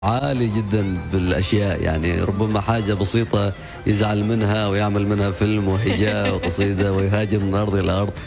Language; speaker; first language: Arabic; non-native, local second language; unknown